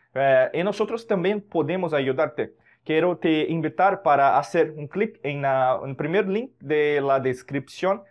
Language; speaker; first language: Spanish; non-native, fluent; Portuguese